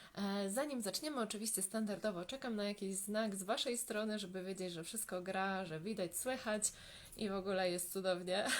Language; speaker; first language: Polish; native; Polish